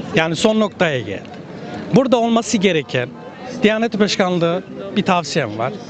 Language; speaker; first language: Turkish; native; Turkish